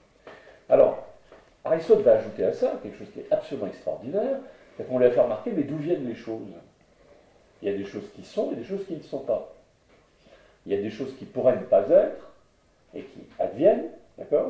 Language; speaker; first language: French; native; French